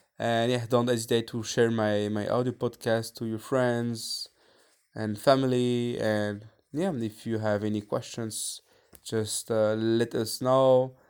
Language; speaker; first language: English; non-native, fluent; French